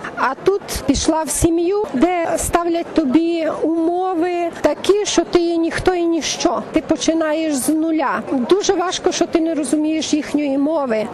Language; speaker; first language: Ukrainian; native; Ukrainian